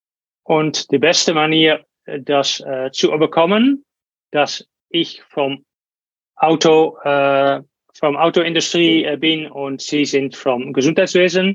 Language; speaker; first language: German; non-native, learner; Dutch